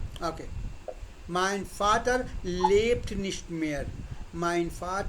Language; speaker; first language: German; non-native, fluent; Hindi